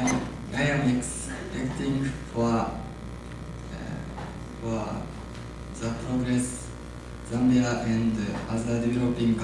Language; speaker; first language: English; non-native, learner; Japanese